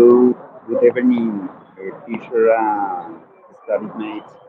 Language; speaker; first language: English; non-native, learner; Spanish